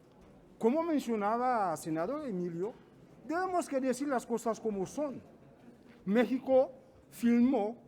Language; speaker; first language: Spanish; non-native, fluent; Haitian Creole